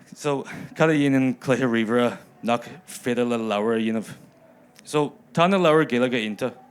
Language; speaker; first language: Irish; non-native, local second language; English